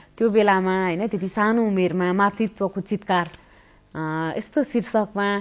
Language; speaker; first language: Nepali; native; Nepali